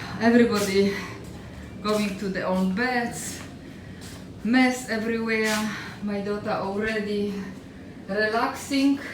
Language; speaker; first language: English; non-native, learner; Polish